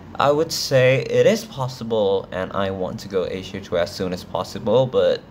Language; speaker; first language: English; non-native, fluent; Thai